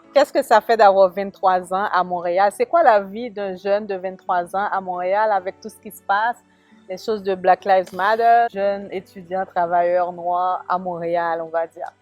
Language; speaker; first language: French; native; French